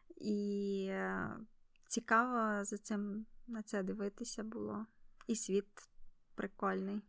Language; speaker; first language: Ukrainian; native; Ukrainian